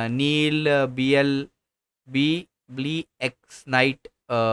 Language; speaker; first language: Hindi; non-native, local second language; Marathi